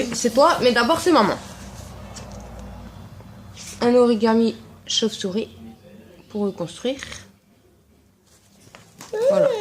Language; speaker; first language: French; native; French